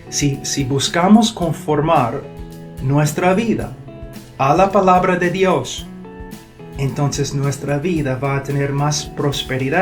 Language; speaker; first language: Spanish; non-native, fluent; English